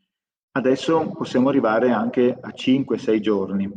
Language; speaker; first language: Italian; native; Italian